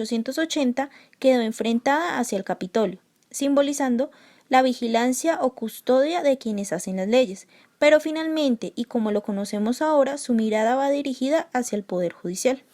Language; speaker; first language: Spanish; native; Spanish